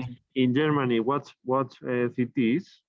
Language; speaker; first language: English; non-native, learner; Spanish